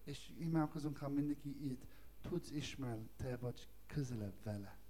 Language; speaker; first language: Hungarian; non-native, learner; English